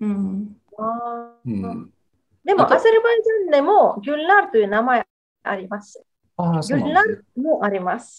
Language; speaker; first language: Japanese; non-native, fluent; Azerbaijani